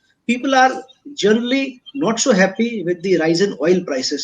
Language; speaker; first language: English; non-native, local second language; Hindi